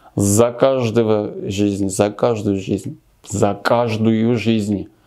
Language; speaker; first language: Russian; non-native, local second language; Armenian